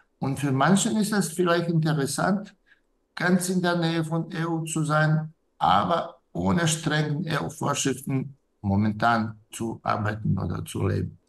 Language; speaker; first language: German; non-native, fluent; Serbian